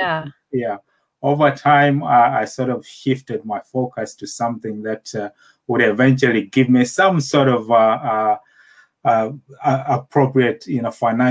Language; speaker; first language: English; non-native, local second language; Nyanja